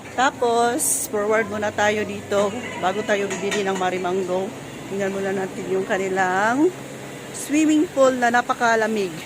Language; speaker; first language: Filipino; non-native, local second language; Cebuano